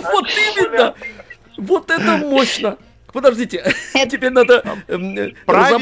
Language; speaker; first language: Russian; native; Russian